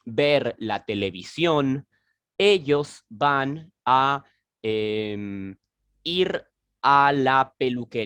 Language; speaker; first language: Spanish; non-native, learner; French